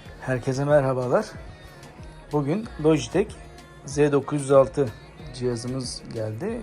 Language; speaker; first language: Turkish; native; Turkish